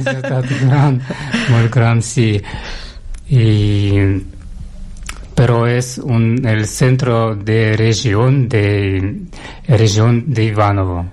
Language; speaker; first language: Catalan; non-native, learner; Russian